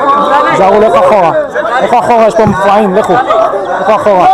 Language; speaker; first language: Hebrew; native; Hebrew